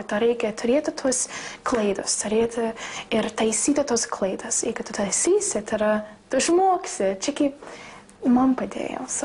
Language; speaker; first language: Lithuanian; early bilingual, heritage; English